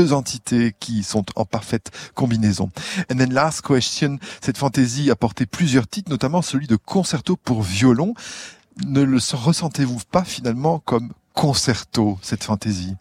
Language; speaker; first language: French; native; French